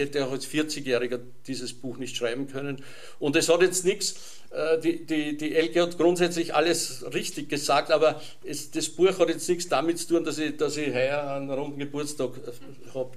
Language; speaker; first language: German; native; German